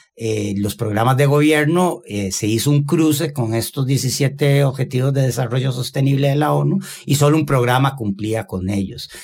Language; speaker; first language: Spanish; native; Spanish